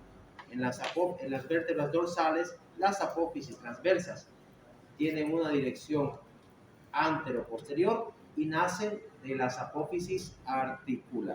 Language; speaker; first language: Spanish; native; Spanish